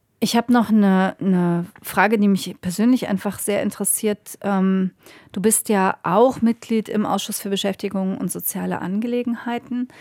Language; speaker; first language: German; native; German